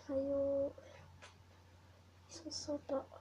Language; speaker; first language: French; native; French